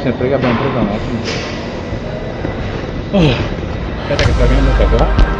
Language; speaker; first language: Italian; native; Italian